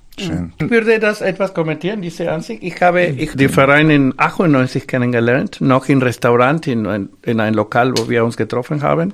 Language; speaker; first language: German; non-native, fluent; Spanish